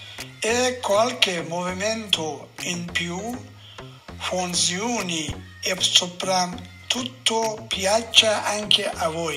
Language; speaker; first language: Italian; non-native, learner; Persian